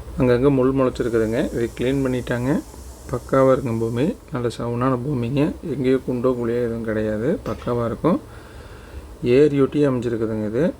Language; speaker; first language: Tamil; native; Tamil